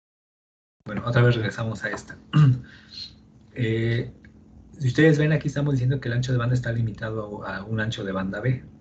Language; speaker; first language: Spanish; native; Spanish